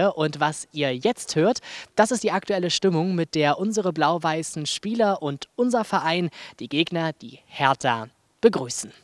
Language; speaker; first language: German; native; German